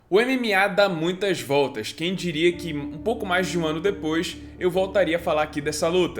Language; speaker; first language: Portuguese; native; Portuguese